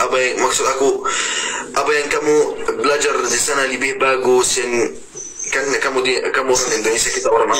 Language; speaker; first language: Indonesian; non-native, learner; Arabic